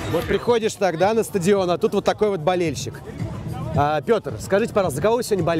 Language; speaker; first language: Russian; native; Russian